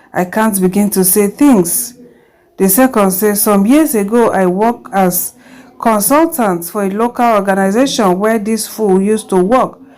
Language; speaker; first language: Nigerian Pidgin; non-native, local second language; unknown